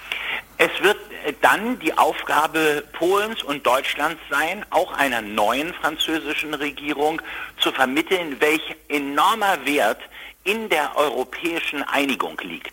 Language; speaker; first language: German; native; German